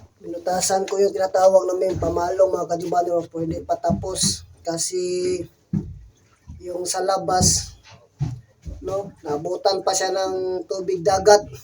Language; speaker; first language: Filipino; non-native, local second language; Cebuano